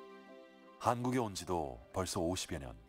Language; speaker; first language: Korean; native; Korean